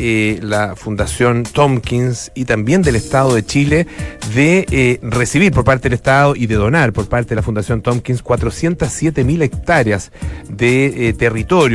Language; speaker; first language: Spanish; native; Spanish